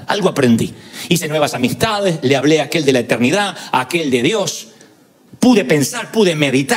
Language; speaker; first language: Spanish; native; Spanish